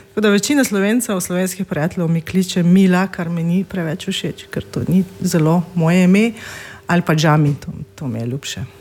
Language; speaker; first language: Slovenian; non-native, fluent; Russian